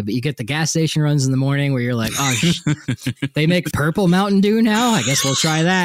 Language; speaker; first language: English; native; English